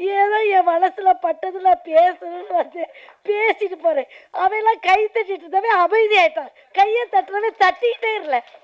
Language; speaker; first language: Tamil; native; Tamil